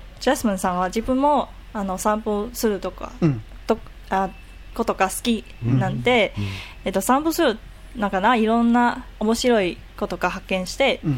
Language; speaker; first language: Japanese; non-native, learner; Cantonese